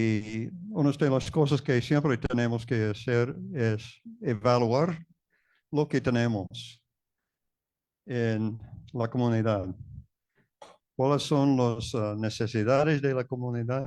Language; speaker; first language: Spanish; non-native, fluent; English